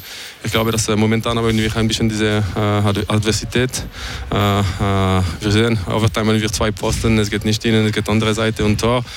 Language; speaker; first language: German; non-native, local second language; French